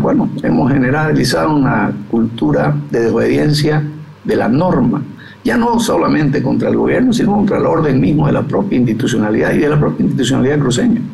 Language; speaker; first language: Spanish; native; Spanish